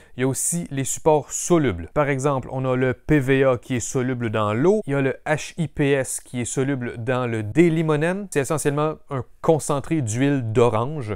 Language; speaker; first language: French; native; French